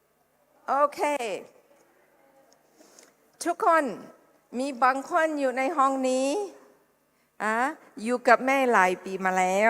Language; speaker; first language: Thai; non-native, fluent; English